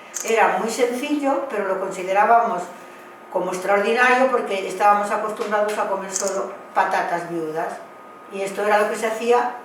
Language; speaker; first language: Spanish; native; Spanish